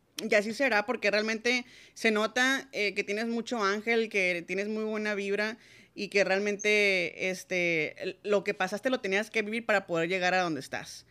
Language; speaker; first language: Spanish; native; Spanish